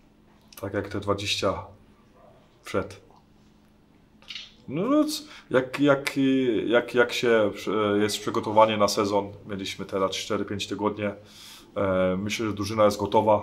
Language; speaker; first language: Polish; early bilingual, heritage; German